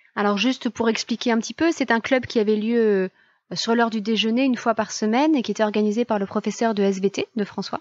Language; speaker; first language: French; native; French